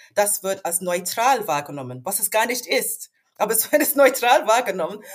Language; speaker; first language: German; non-native, fluent; English